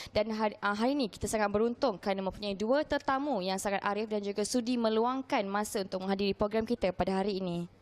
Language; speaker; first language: Malay; native; Malay